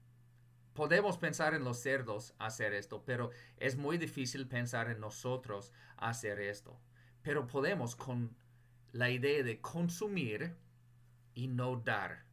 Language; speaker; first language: Spanish; non-native, fluent; English